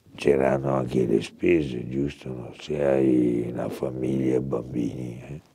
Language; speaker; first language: Italian; native; Italian